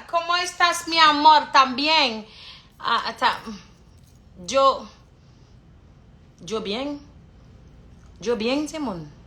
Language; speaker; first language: Spanish; non-native, learner; Haitian Creole